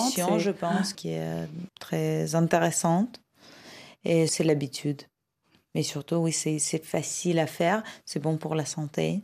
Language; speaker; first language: French; non-native, fluent; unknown